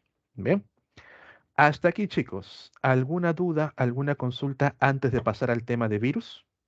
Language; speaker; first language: Spanish; native; Spanish